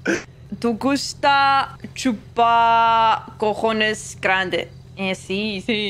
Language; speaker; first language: Spanish; non-native, learner; English